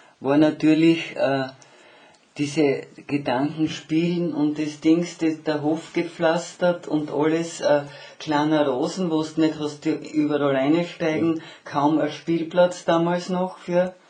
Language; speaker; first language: German; native; German